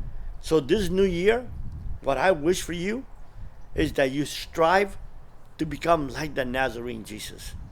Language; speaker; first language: English; early bilingual, other home language; Spanish